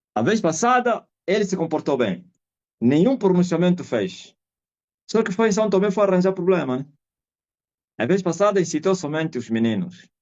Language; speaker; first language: Portuguese; non-native, local second language; Kongo